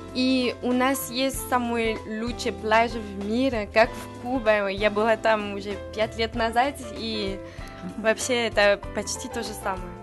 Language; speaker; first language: Russian; non-native, learner; French